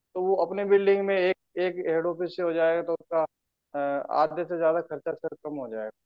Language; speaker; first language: Hindi; native; Hindi